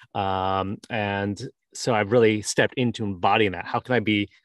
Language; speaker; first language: English; native; English